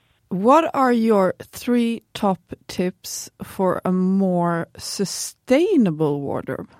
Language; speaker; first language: English; non-native, fluent; Swedish